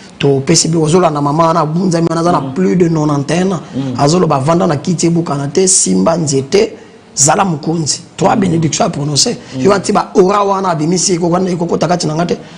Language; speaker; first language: Lingala; non-native, local second language; Kongo